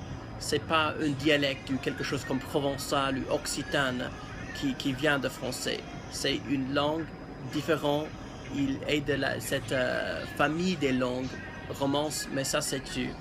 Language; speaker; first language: French; non-native, learner; English